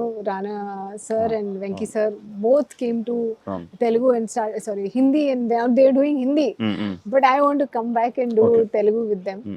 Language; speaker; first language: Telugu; non-native, learner; Hindi